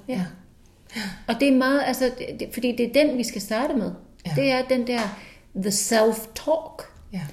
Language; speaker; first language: Danish; non-native, fluent; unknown